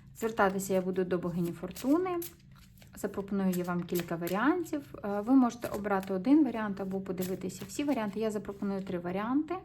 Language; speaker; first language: Ukrainian; non-native, local second language; Russian